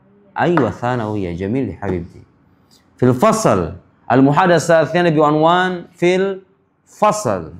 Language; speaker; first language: Arabic; non-native, fluent; Indonesian